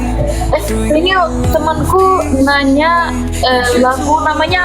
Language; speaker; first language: Indonesian; non-native, learner; Turkish